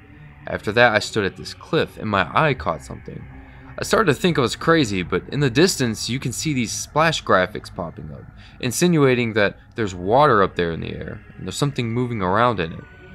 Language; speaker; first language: English; native; English